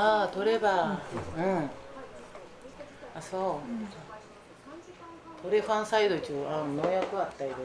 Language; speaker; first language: Japanese; native; Japanese